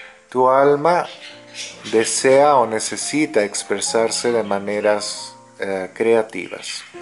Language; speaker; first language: Spanish; native; Spanish